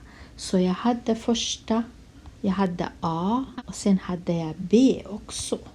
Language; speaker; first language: Swedish; non-native, fluent; Kurdish